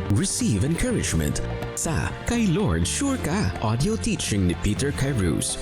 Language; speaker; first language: Filipino; native; Filipino